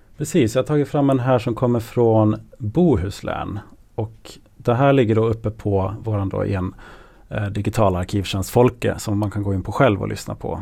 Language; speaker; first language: Swedish; native; Swedish